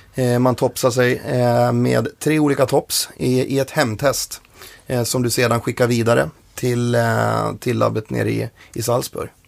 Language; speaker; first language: Swedish; native; Swedish